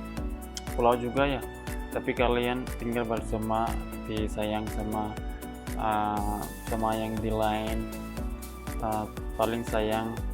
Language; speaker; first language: Indonesian; non-native, learner; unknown